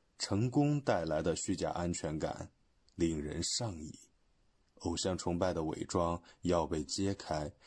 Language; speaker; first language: Chinese; non-native, fluent; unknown